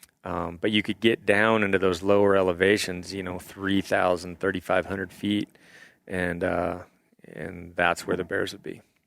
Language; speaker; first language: English; native; English